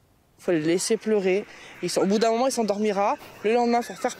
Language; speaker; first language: French; native; French